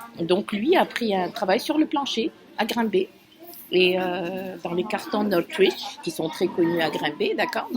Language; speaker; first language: French; non-native, local second language; Kabyle